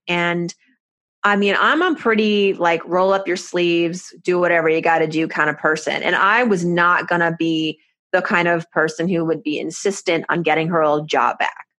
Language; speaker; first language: English; early bilingual, other home language; Persian